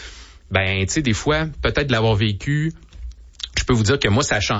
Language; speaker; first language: French; native; French